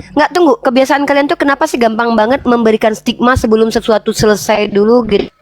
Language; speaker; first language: Indonesian; non-native, local second language; Minangkabau